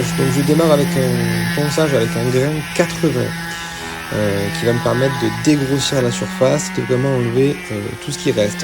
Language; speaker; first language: French; native; French